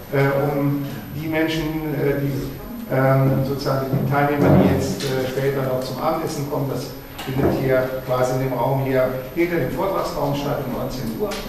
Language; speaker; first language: German; native; German